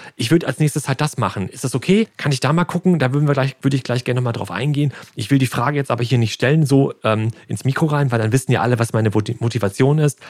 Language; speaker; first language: German; native; German